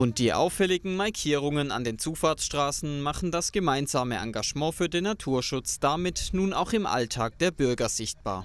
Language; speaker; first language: German; native; German